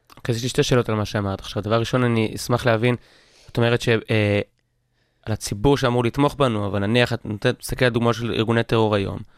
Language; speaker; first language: Hebrew; native; Hebrew